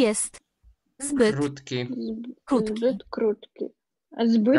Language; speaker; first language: Polish; non-native, learner; Russian